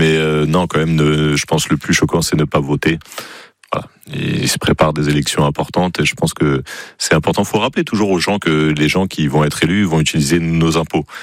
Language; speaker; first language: French; native; French